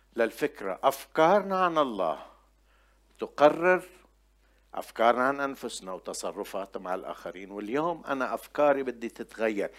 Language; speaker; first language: Arabic; non-native, local second language; Armenian